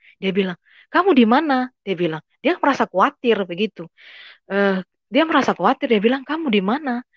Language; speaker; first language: Indonesian; native; Indonesian